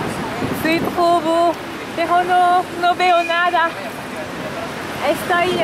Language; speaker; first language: Spanish; non-native, learner; French